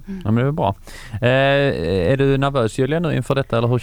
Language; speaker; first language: Swedish; native; Swedish